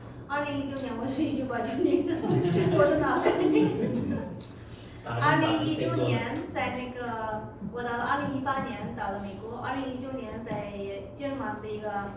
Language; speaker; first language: Chinese; non-native, local second language; Uyghur